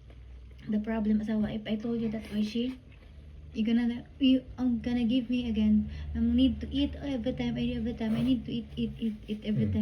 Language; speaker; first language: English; non-native, local second language; Filipino